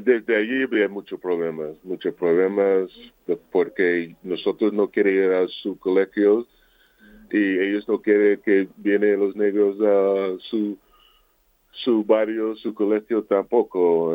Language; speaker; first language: Spanish; non-native, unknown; English